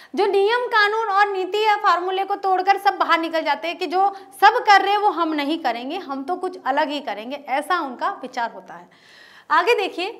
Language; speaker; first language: Hindi; native; Hindi